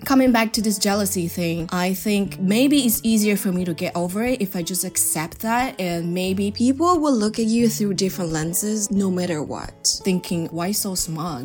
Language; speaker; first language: English; non-native, fluent; Chinese